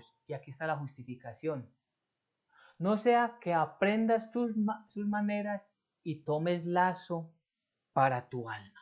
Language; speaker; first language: Spanish; native; Spanish